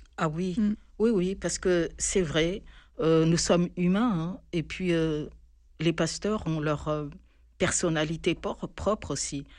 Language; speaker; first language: French; non-native, local second language; Malagasy